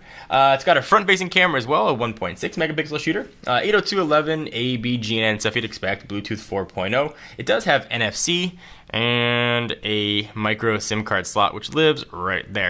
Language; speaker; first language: English; native; English